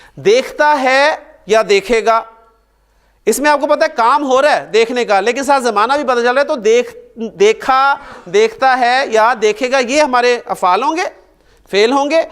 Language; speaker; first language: Urdu; native; Urdu